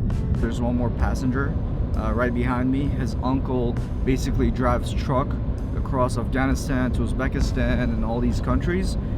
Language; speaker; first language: English; early bilingual, heritage; English